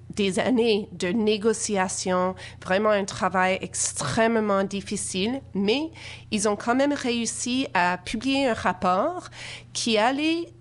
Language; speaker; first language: French; native; French